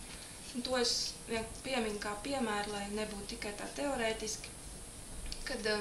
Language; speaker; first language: Latvian; native; Latvian